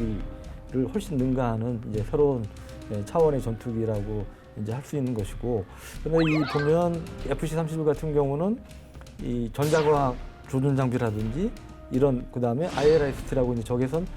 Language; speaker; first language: Korean; native; Korean